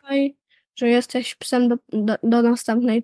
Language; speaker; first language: Polish; native; Polish